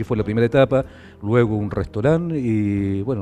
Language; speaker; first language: Spanish; native; Spanish